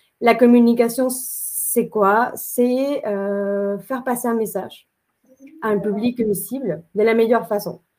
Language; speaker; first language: French; non-native, fluent; Spanish